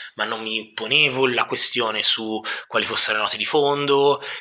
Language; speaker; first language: Italian; native; Italian